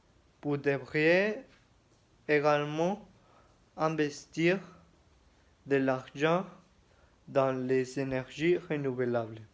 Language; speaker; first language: French; non-native, learner; Spanish